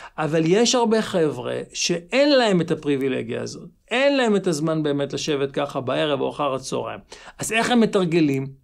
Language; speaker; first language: Hebrew; native; Hebrew